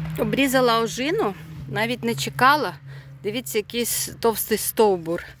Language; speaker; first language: Ukrainian; non-native, local second language; Russian